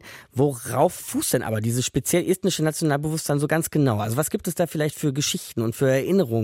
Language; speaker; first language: German; native; German